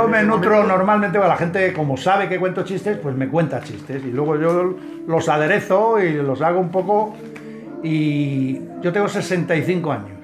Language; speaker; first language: Spanish; native; Spanish